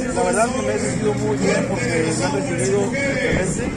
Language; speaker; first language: Spanish; native; Spanish